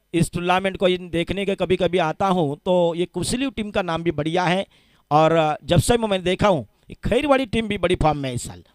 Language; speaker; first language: Hindi; non-native, local second language; Marathi